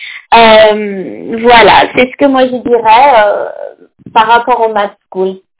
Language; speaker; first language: French; non-native, fluent; English